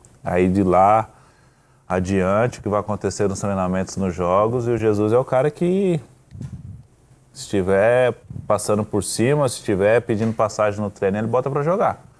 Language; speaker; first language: Portuguese; native; Portuguese